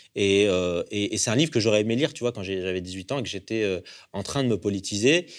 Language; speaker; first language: French; early bilingual, other home language; Arabic